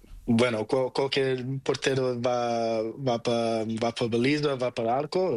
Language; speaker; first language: Spanish; non-native, learner; Portuguese